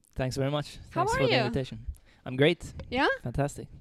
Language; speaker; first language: English; non-native, fluent; Finnish